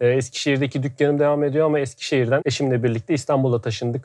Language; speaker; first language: Turkish; native; Turkish